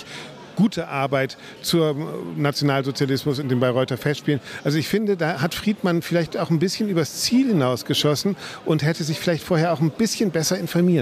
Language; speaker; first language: German; native; German